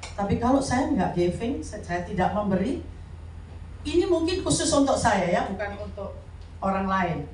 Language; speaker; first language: Indonesian; native; Indonesian